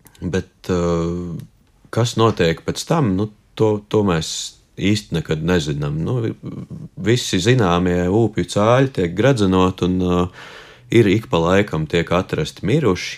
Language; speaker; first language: Latvian; native; Latvian